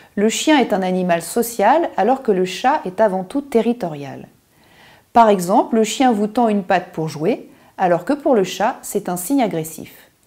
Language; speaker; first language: French; native; French